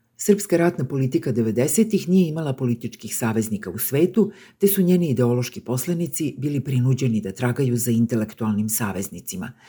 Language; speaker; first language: Serbian; native; Serbian